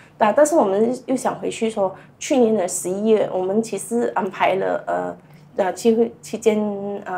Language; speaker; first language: Chinese; native; Chinese